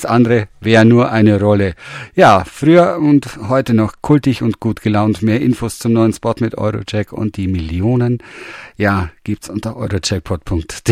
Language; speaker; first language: German; native; German